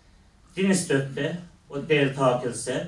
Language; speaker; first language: Norwegian; non-native, fluent; Persian